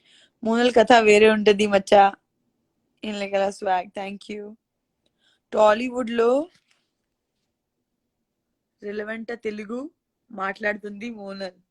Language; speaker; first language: Telugu; non-native, local second language; Gujarati